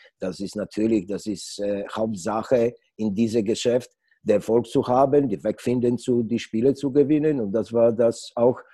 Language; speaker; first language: German; non-native, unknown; Polish